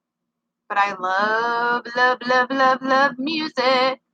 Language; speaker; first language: English; native; English